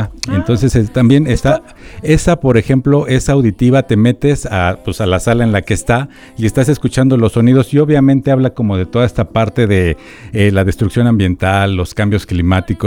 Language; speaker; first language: Spanish; native; Spanish